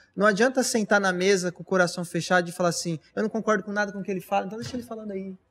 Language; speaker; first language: Portuguese; native; Portuguese